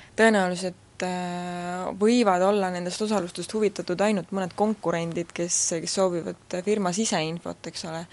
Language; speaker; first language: Estonian; native; Estonian